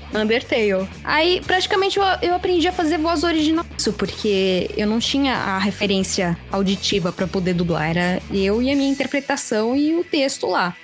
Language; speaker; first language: Portuguese; native; Portuguese